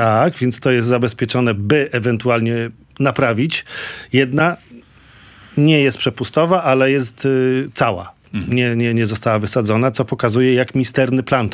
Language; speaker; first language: Polish; native; Polish